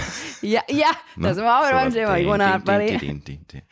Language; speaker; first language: German; native; German